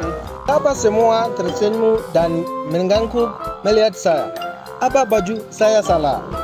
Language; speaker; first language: Indonesian; non-native, learner; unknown